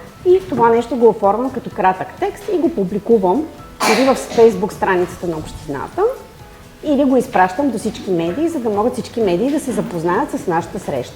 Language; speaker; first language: Bulgarian; native; Bulgarian